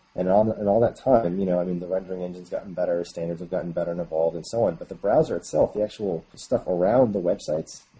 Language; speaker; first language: English; native; English